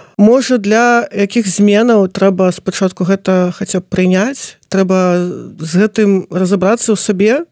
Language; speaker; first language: Belarusian; native; Belarusian